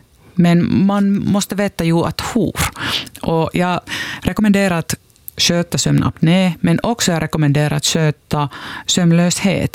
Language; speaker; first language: Swedish; non-native, local second language; Finnish